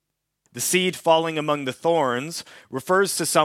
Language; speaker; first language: English; native; English